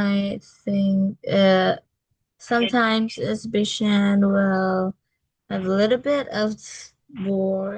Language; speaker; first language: English; non-native, learner; Vietnamese